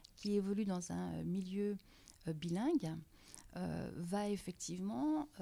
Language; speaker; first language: French; native; French